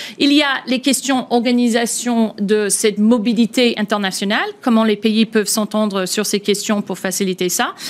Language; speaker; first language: French; non-native, fluent; English